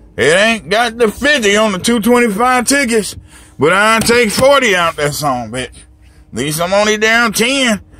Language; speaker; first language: English; native; English